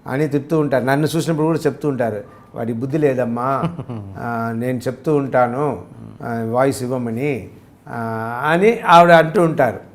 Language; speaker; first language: Telugu; early bilingual, other home language; Tamil